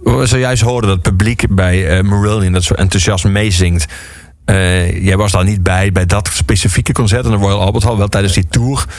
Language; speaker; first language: Dutch; native; Dutch